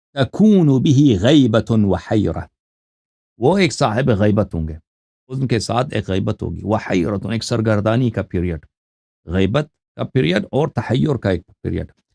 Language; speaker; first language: Urdu; non-native, fluent; Persian